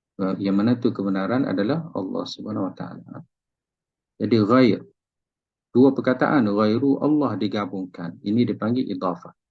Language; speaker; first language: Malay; native; Malay